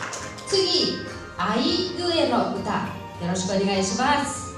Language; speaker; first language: Japanese; non-native, fluent; Mongolian